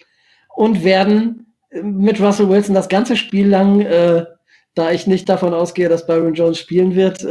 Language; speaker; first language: German; native; German